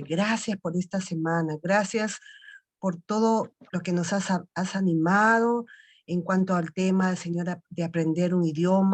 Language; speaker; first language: Spanish; native; Spanish